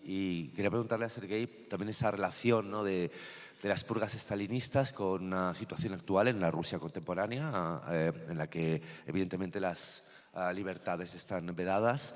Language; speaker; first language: Spanish; native; Spanish